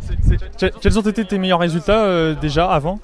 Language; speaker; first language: French; native; French